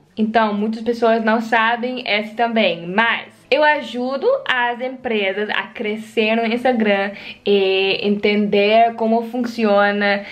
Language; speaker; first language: Portuguese; non-native, learner; Dutch